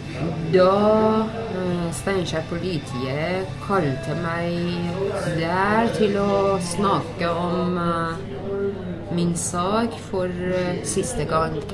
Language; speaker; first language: Norwegian; non-native, learner; Persian